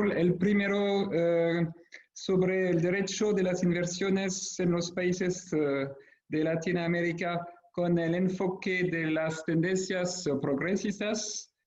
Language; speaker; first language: Spanish; non-native, fluent; French